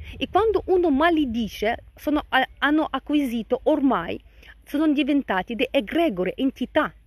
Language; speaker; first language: Italian; non-native, fluent; Russian